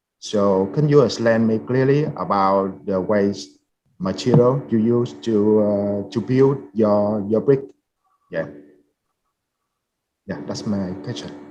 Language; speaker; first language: English; non-native, fluent; Vietnamese